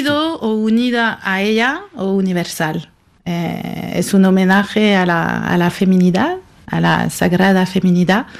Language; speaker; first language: Spanish; non-native, fluent; French